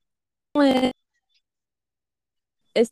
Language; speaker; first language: French; non-native, learner; English